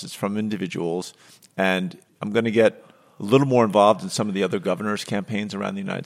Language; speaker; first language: English; native; English